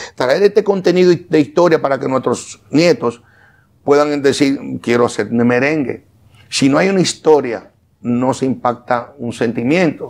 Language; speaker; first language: Spanish; native; Spanish